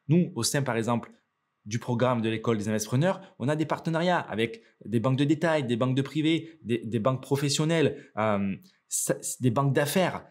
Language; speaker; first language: French; native; French